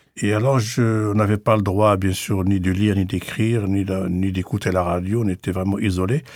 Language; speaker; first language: French; non-native, local second language; Arabic